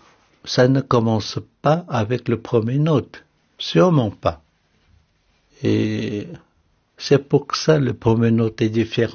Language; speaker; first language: French; non-native, fluent; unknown